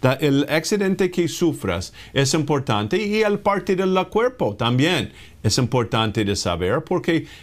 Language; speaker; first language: Spanish; non-native, fluent; English